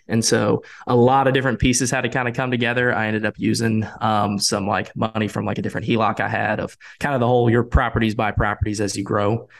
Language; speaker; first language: English; native; English